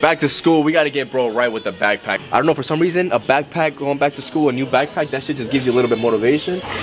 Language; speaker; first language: English; early bilingual, other home language; Spanish